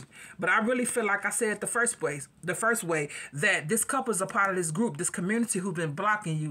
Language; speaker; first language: English; native; English